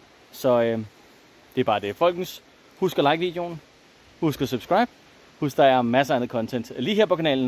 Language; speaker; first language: Danish; native; Danish